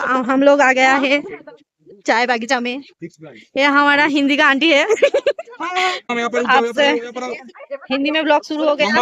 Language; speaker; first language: Hindi; non-native, local second language; Bangla